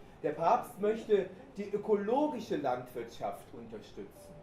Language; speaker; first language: German; native; German